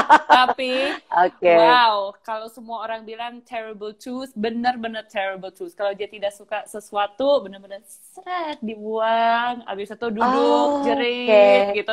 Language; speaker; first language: Indonesian; early bilingual, heritage; Indonesian